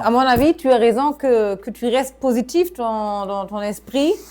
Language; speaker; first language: French; non-native, fluent; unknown